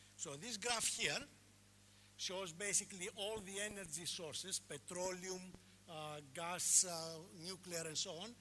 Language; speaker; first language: English; non-native, fluent; Greek